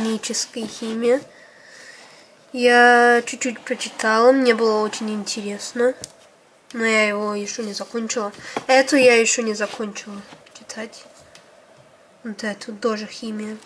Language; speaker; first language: Russian; early bilingual, heritage; Russian